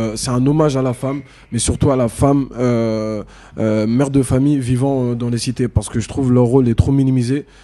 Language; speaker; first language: French; native; French